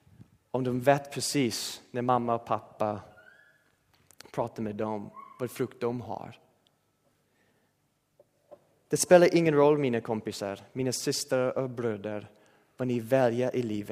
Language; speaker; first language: Swedish; non-native, fluent; English